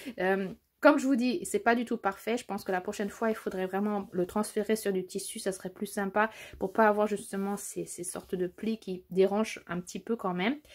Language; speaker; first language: French; native; French